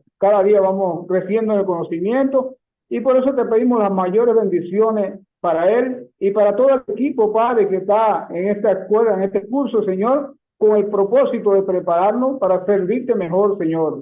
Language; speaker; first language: Spanish; native; Spanish